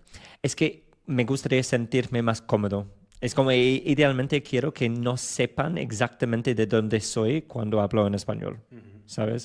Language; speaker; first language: Spanish; non-native, fluent; English